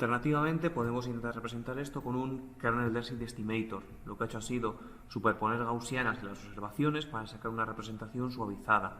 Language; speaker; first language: Spanish; native; Spanish